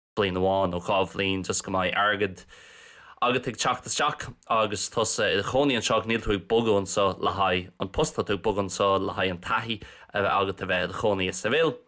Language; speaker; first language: Irish; non-native, local second language; English